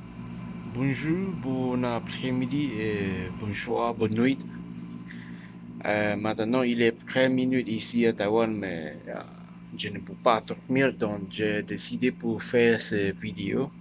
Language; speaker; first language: French; non-native, learner; Chinese